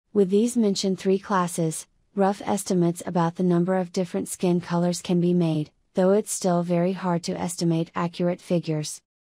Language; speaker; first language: English; non-native, fluent; Finnish